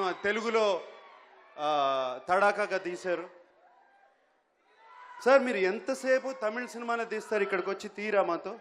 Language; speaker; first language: Telugu; native; Telugu